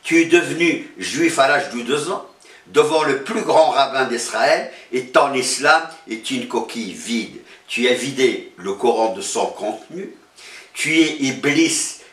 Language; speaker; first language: French; non-native, local second language; Arabic